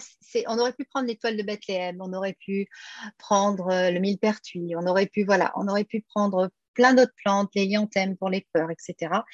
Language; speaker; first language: French; native; French